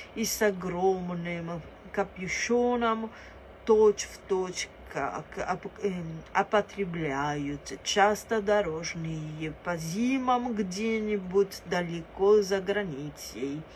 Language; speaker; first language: Russian; non-native, learner; Italian